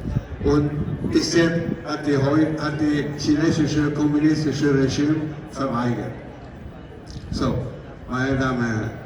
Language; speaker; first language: German; non-native, fluent; Cantonese